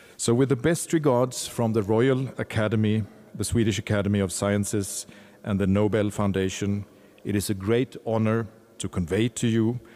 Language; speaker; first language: English; non-native, fluent; Swedish